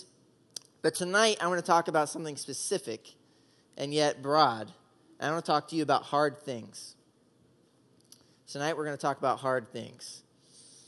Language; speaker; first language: English; native; English